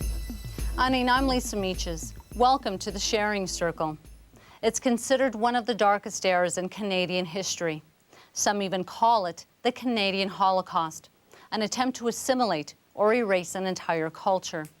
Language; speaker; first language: English; native; English